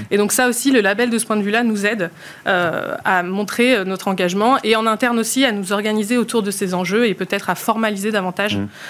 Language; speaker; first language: French; native; French